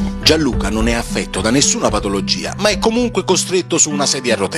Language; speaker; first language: Italian; native; Italian